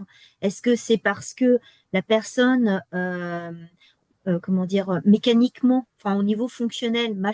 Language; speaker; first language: French; native; French